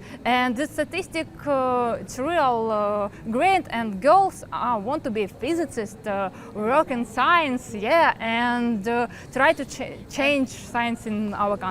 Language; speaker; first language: English; non-native, learner; Ukrainian